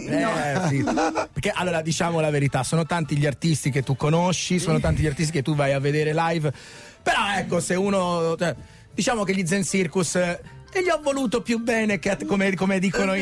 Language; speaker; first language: Italian; native; Italian